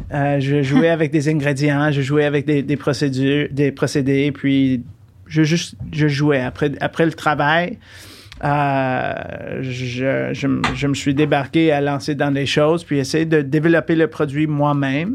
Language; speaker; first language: French; early bilingual, heritage; French